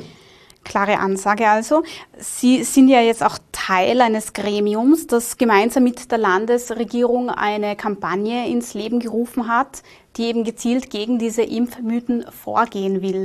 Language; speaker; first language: German; native; German